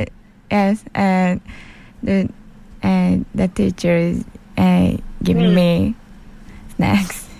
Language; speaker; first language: English; non-native, learner; Japanese